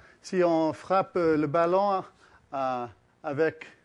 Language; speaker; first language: French; early bilingual, heritage; English